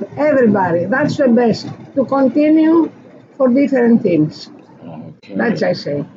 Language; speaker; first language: English; non-native, fluent; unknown